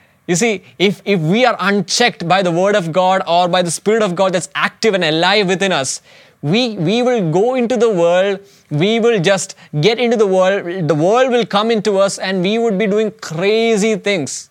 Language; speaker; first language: English; non-native, local second language; Malayalam